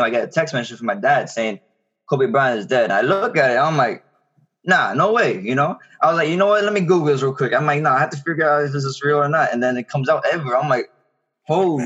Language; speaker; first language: English; native; English